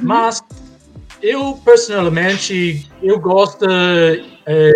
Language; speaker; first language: Portuguese; non-native, learner; English